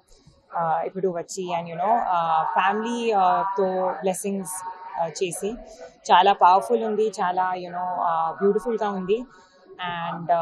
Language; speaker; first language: Telugu; non-native, learner; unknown